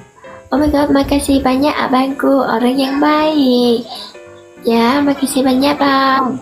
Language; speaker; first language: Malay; non-native, learner; Vietnamese